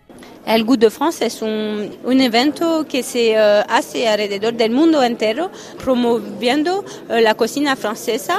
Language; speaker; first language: Spanish; non-native, fluent; French